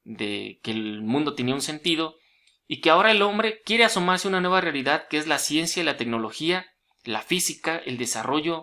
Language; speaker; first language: Spanish; native; Spanish